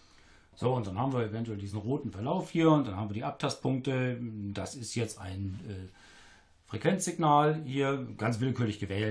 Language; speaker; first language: German; native; German